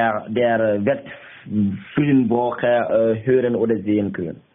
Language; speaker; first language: German; non-native, learner; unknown